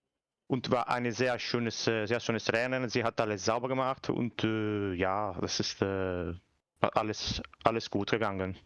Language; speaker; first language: German; non-native, learner; Italian